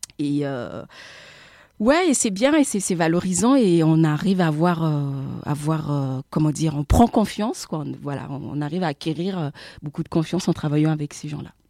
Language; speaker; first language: French; early bilingual, other home language; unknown